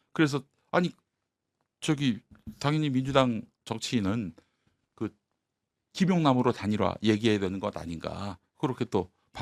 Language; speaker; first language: Korean; native; Korean